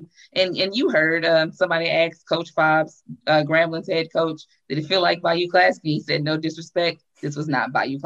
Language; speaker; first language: English; native; English